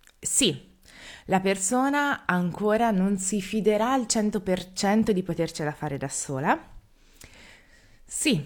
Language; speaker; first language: Italian; native; Italian